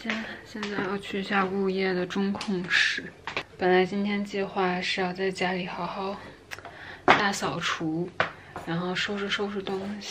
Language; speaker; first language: Chinese; native; Chinese